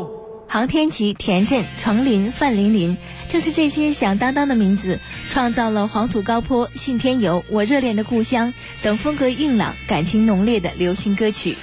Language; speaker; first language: Chinese; native; Chinese